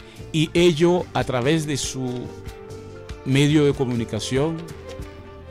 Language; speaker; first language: Spanish; non-native, fluent; Haitian Creole